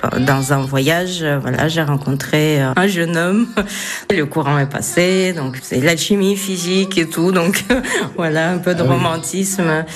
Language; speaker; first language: French; non-native, fluent; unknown